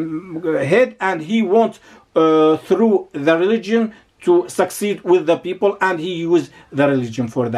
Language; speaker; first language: English; non-native, learner; Arabic